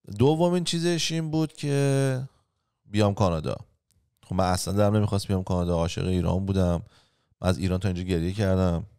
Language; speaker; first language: Persian; native; Persian